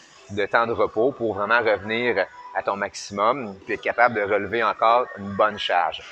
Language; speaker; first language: French; native; French